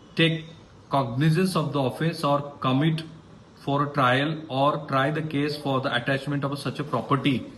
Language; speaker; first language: English; non-native, local second language; Marathi